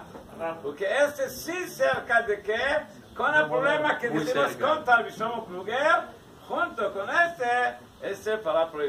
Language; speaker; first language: Spanish; non-native, learner; Hebrew